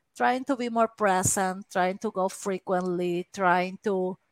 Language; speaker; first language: English; non-native, fluent; Spanish